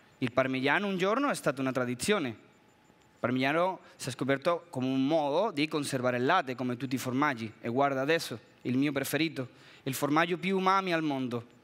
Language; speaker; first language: Italian; non-native, fluent; Spanish